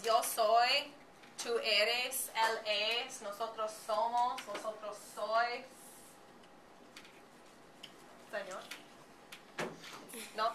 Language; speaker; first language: Spanish; non-native, fluent; English